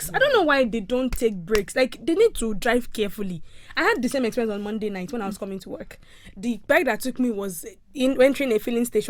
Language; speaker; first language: English; non-native, local second language; Yoruba